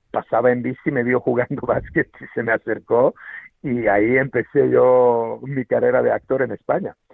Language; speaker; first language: Spanish; non-native, fluent; Serbian